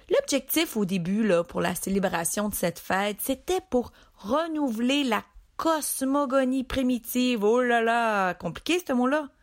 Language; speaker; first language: French; native; French